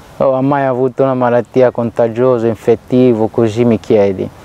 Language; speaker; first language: Italian; non-native, fluent; Lingala